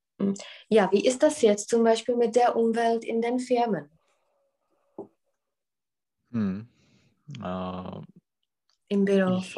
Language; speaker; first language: German; non-native, fluent; Czech